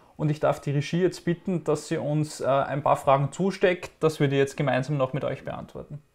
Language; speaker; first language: German; native; German